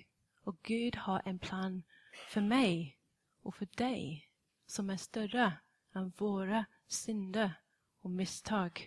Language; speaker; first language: Swedish; non-native, fluent; English